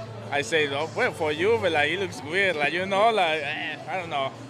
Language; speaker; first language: English; non-native, learner; Spanish